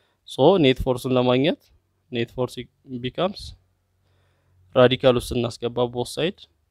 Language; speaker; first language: English; non-native, fluent; Amharic